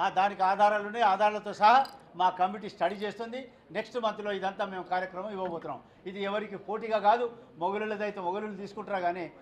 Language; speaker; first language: Telugu; non-native, local second language; Lambadi